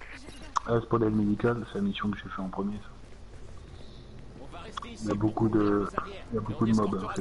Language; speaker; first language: French; native; French